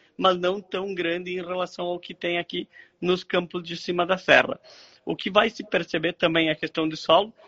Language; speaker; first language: Portuguese; native; Portuguese